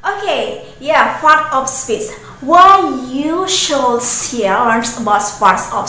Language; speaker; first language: English; non-native, learner; Indonesian